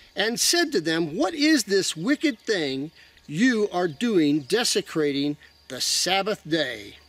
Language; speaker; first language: English; native; English